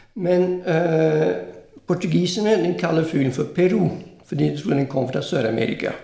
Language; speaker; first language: Norwegian; non-native, fluent; Italian